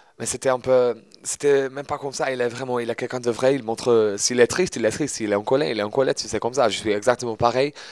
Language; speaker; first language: French; non-native, fluent; English